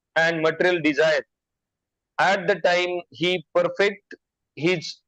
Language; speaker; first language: English; non-native, local second language; Marathi